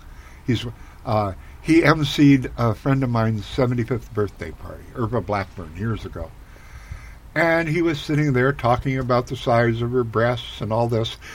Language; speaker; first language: English; native; English